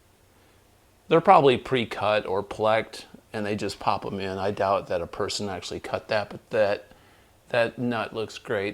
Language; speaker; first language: English; native; English